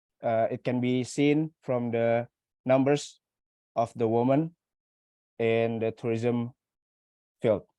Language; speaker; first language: English; non-native, learner; Indonesian